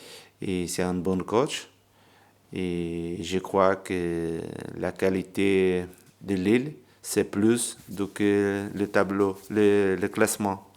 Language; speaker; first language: French; non-native, learner; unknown